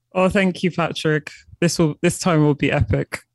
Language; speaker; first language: English; early bilingual, other home language; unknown